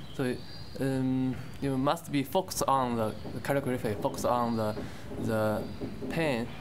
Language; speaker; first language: English; non-native, learner; Chinese